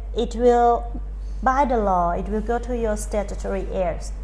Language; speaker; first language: English; non-native, fluent; Thai